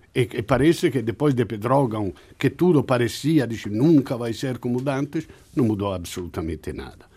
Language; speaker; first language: Portuguese; non-native, fluent; Italian